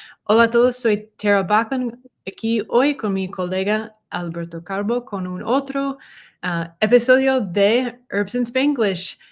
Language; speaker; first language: Spanish; non-native, learner; English